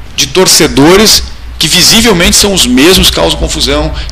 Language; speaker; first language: Portuguese; native; Portuguese